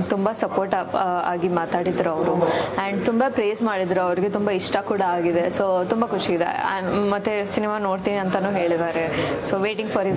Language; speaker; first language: Kannada; non-native, local second language; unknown